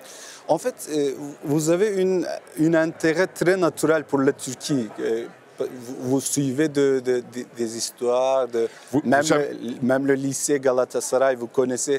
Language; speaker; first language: French; non-native, learner; Turkish